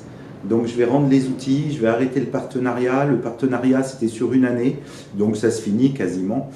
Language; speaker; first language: French; native; French